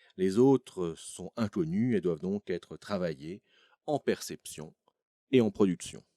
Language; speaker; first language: French; native; French